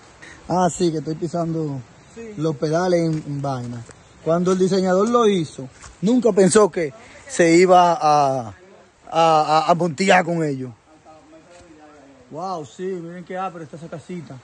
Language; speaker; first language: Spanish; native; Spanish